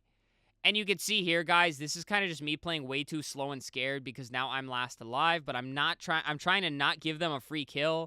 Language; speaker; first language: English; native; English